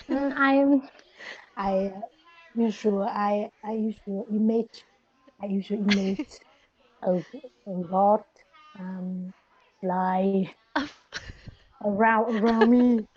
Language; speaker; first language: English; non-native, learner; Vietnamese